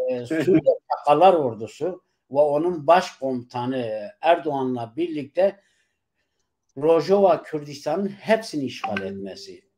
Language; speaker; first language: Turkish; non-native, local second language; Kurdish